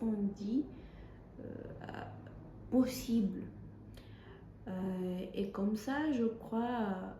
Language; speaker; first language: French; non-native, fluent; Spanish